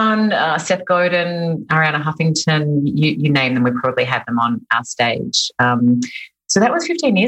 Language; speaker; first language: English; native; English